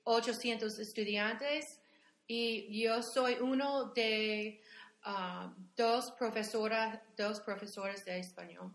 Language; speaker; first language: Spanish; non-native, fluent; English